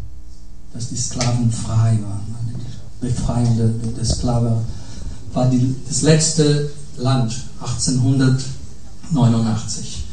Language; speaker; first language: German; non-native, fluent; Portuguese